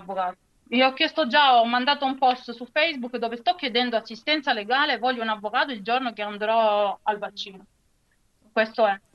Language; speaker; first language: Italian; native; Italian